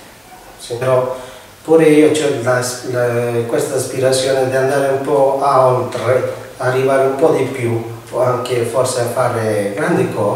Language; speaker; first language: Italian; non-native, fluent; Spanish